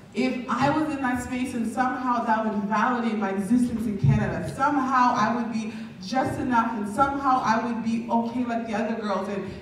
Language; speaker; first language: English; native; English